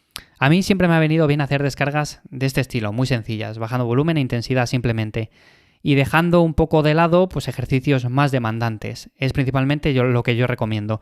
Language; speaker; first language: Spanish; native; Spanish